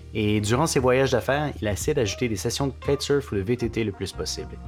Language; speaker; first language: French; native; French